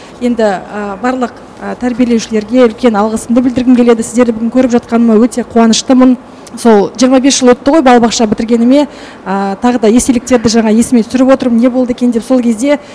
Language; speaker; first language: Kazakh; native; Kazakh